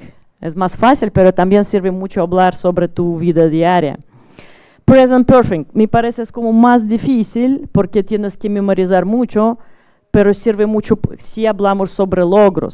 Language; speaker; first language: Spanish; non-native, learner; Russian